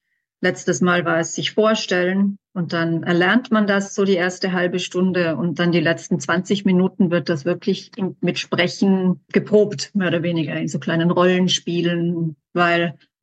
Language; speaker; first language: German; native; German